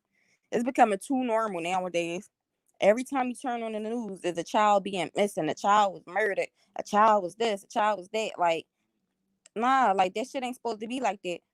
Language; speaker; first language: English; native; English